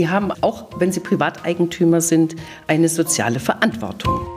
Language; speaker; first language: German; native; German